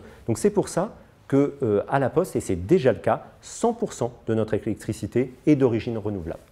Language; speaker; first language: French; native; French